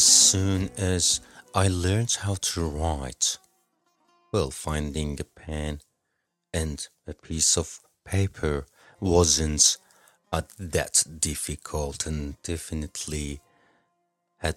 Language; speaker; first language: English; non-native, fluent; Persian